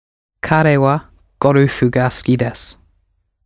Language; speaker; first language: Japanese; non-native, learner; English